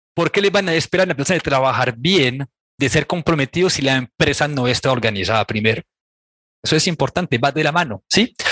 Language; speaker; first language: Spanish; non-native, fluent; French